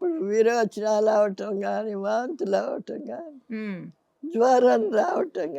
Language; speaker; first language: Telugu; native; Telugu